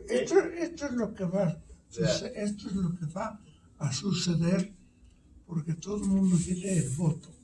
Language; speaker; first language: Spanish; early bilingual, heritage; Spanish